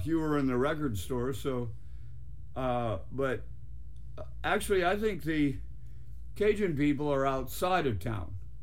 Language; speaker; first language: English; native; English